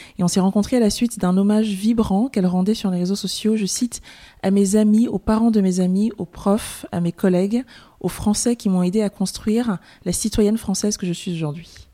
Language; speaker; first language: French; native; French